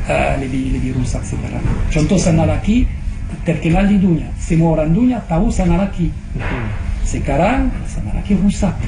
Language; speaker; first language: Indonesian; non-native, fluent; French